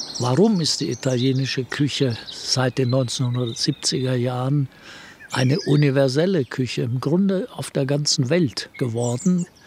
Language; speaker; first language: German; native; German